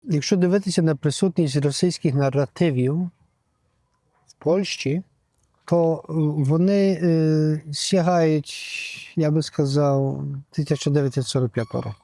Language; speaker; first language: Ukrainian; early bilingual, heritage; Ukrainian